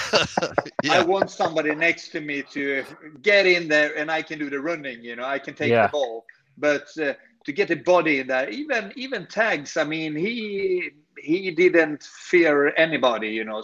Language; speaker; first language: English; non-native, fluent; Swedish